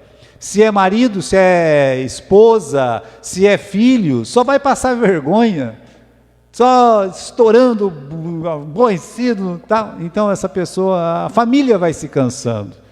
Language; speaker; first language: Portuguese; native; Portuguese